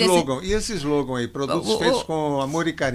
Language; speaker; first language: Portuguese; native; Portuguese